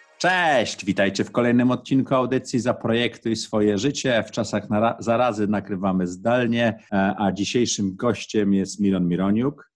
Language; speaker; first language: Polish; native; Polish